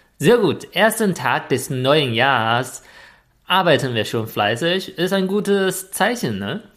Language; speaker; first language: German; non-native, fluent; Chinese